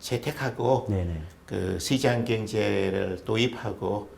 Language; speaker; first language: Korean; non-native, fluent; Vietnamese